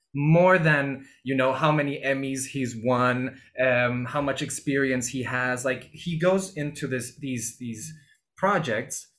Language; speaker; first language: English; non-native, fluent; Spanish